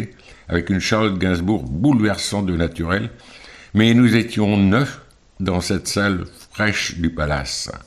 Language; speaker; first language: French; native; French